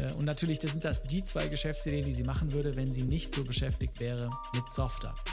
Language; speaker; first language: German; native; German